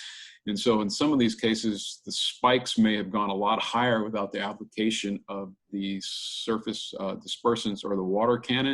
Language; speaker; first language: English; native; English